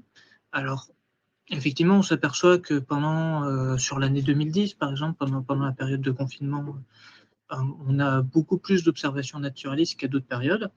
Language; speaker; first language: French; native; French